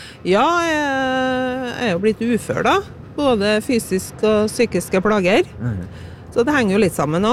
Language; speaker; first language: Norwegian; native; Norwegian